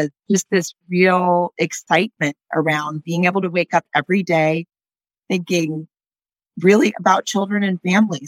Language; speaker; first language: English; native; English